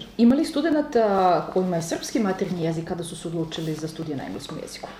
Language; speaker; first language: Serbian; native; Serbian